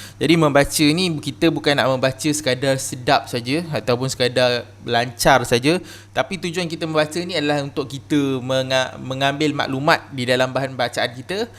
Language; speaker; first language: Malay; native; Malay